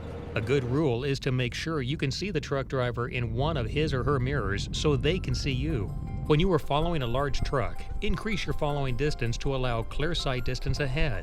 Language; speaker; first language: English; native; English